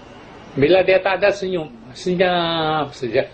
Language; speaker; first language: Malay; non-native, local second language; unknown